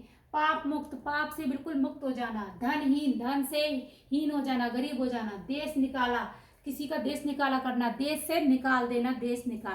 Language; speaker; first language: Hindi; native; Hindi